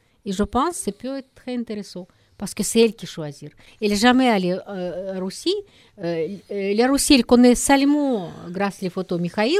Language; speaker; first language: French; non-native, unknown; Russian